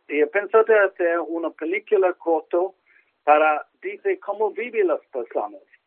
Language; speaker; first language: Spanish; non-native, learner; English